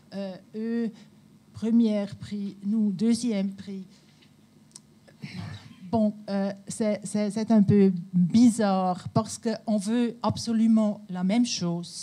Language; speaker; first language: French; non-native, local second language; German